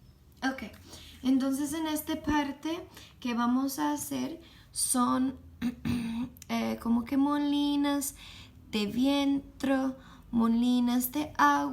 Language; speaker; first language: Spanish; non-native, learner; English